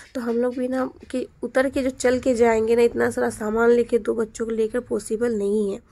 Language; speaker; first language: Hindi; non-native, local second language; Bangla